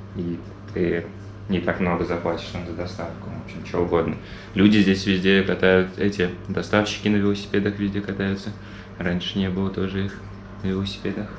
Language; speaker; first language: Russian; native; Russian